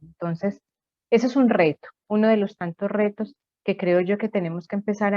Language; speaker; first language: Spanish; native; Spanish